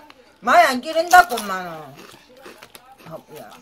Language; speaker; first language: Korean; native; Korean